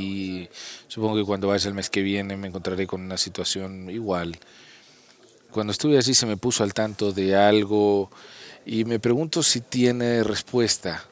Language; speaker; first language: Spanish; non-native, fluent; English